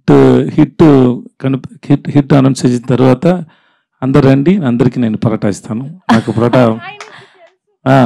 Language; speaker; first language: Telugu; non-native, local second language; Tamil